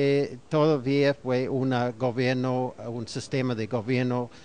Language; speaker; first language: Spanish; non-native, fluent; English